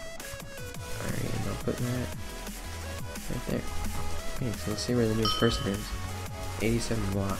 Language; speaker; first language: English; native; English